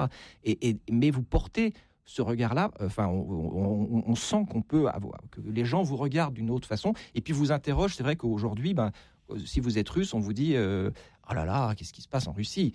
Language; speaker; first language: French; native; French